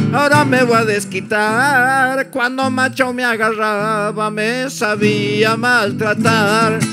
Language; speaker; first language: Spanish; native; Spanish